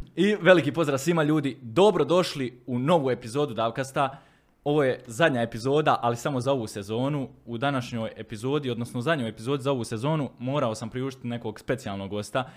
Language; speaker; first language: Croatian; native; Croatian